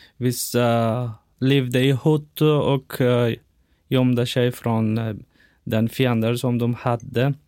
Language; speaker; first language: Swedish; non-native, fluent; Persian